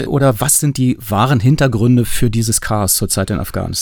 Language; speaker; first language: German; native; German